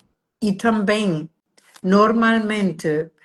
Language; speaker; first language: Portuguese; non-native, fluent; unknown